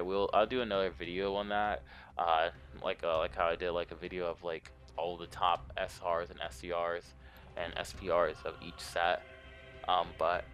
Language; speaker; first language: English; native; English